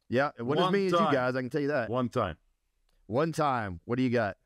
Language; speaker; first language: English; native; English